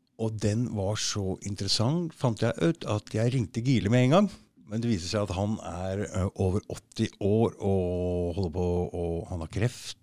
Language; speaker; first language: Norwegian; native; Norwegian